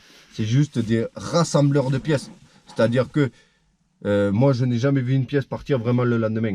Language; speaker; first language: French; native; French